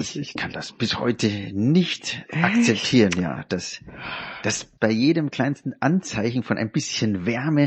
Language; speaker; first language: German; native; German